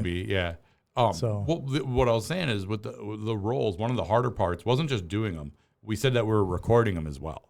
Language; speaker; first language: English; native; English